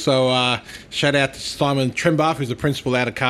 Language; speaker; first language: English; non-native, local second language; Turkish